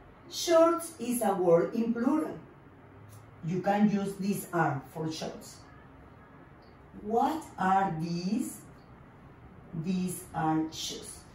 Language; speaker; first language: English; non-native, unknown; Spanish